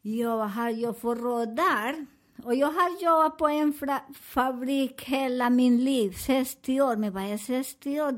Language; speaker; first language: Swedish; non-native, learner; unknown